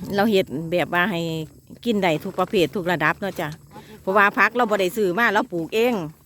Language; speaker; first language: Thai; native; Thai